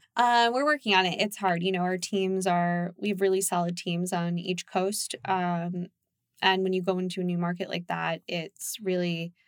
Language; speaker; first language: English; early bilingual, other home language; Japanese